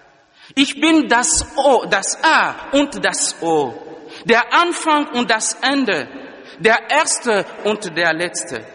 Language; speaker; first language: German; non-native, fluent; Lingala